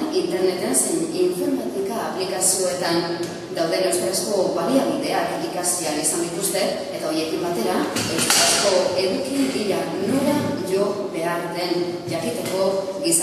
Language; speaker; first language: Basque; native; Basque